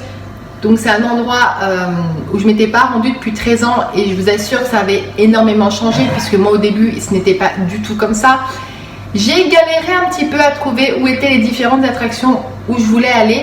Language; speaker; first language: French; native; French